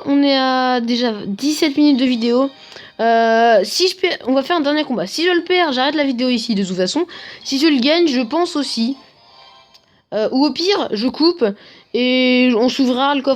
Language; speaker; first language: French; native; French